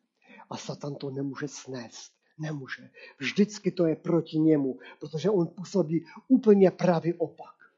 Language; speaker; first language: Czech; non-native, local second language; Polish